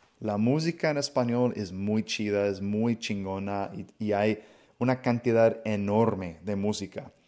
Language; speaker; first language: Spanish; non-native, fluent; English